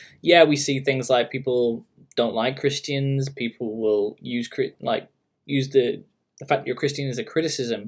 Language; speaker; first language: English; native; English